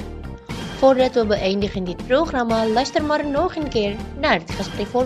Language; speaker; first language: Dutch; non-native, learner; Indonesian